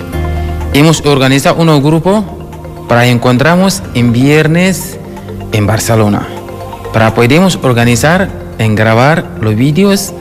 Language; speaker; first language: Spanish; non-native, learner; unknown